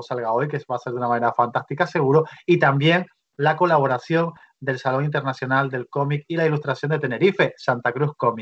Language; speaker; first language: Spanish; native; Spanish